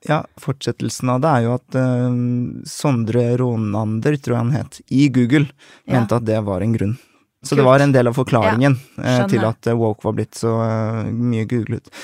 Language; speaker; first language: Norwegian; early bilingual, other home language; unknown